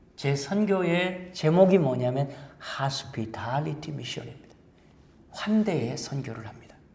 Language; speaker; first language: Korean; native; Korean